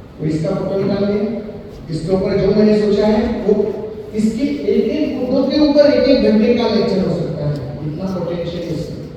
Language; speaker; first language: Hindi; non-native, local second language; Marathi